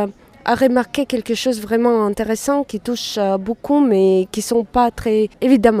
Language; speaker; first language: French; non-native, fluent; Russian